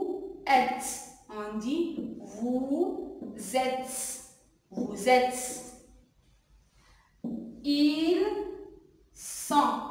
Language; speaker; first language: French; non-native, local second language; Arabic